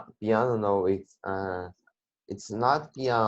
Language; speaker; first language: English; non-native, learner; Portuguese